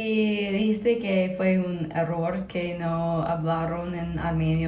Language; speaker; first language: Spanish; non-native, fluent; English